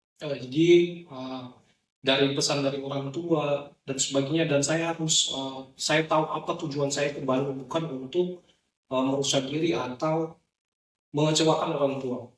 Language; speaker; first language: Indonesian; non-native, local second language; Nias